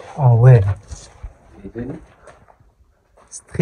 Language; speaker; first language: French; non-native, local second language; Arabic